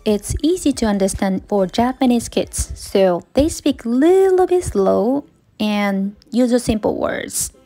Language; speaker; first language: English; non-native, fluent; Japanese